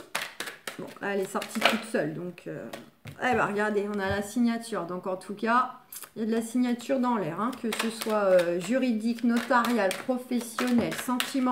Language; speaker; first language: French; native; French